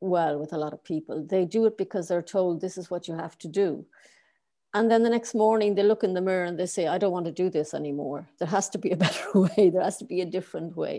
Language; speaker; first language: English; native; English